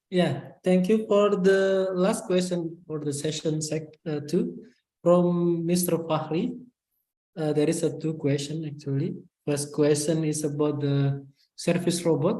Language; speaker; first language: English; non-native, fluent; Indonesian